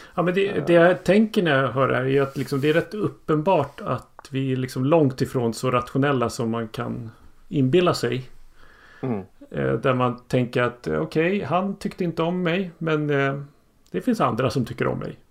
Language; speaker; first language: Swedish; native; Swedish